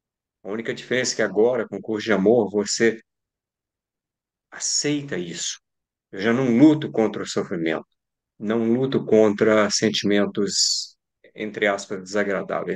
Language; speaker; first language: Portuguese; native; Portuguese